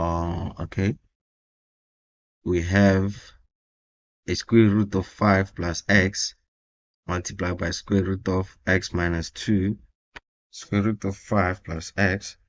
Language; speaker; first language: English; non-native, local second language; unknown